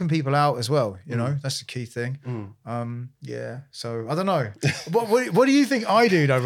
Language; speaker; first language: English; native; English